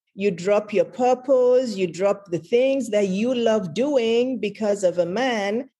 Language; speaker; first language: English; non-native, local second language; Yoruba